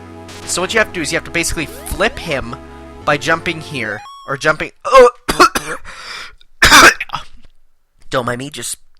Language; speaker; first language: English; native; English